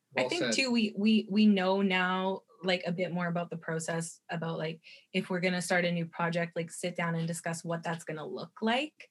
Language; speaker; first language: English; native; English